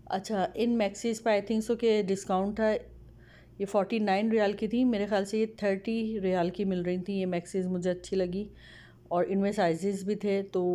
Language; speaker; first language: Urdu; native; Urdu